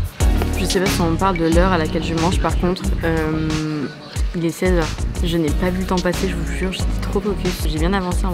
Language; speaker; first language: French; native; French